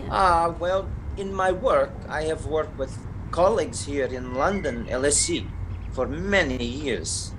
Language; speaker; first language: English; non-native, fluent; Russian